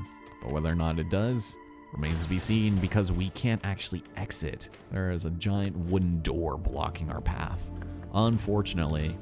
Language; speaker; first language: English; native; English